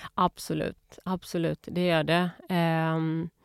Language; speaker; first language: Swedish; early bilingual, other home language; Urdu